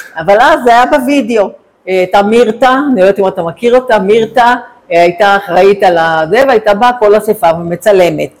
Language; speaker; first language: Hebrew; native; Hebrew